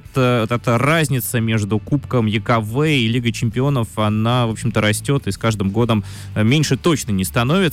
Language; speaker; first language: Russian; native; Russian